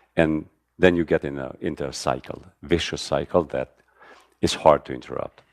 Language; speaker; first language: English; non-native, fluent; Albanian